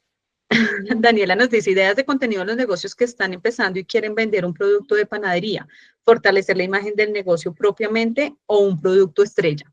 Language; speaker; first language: Spanish; native; Spanish